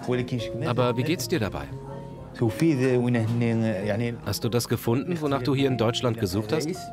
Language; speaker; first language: German; native; German